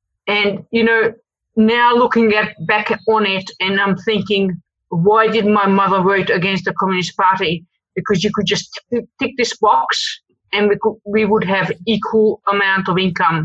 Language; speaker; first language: English; early bilingual, other home language; Hungarian